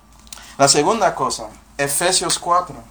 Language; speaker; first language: Spanish; non-native, fluent; English